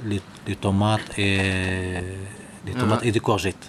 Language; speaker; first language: French; non-native, learner; Arabic